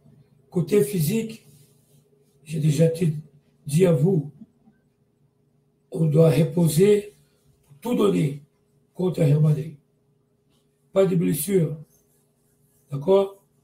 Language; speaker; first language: French; non-native, learner; Portuguese